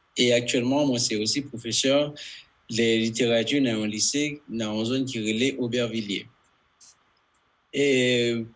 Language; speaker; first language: Haitian Creole; non-native, fluent; Spanish